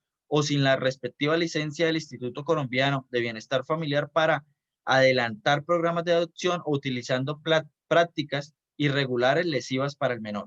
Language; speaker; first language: Spanish; native; Spanish